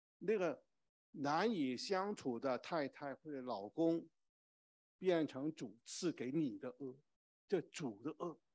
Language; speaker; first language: Chinese; non-native, local second language; Cantonese